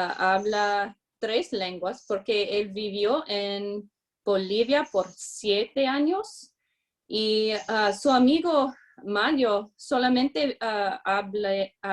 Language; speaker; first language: Spanish; non-native, learner; English